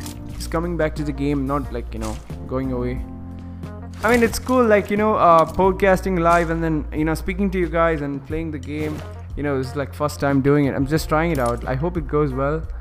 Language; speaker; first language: English; non-native, local second language; Malayalam